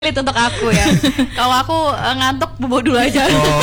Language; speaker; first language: Indonesian; native; Indonesian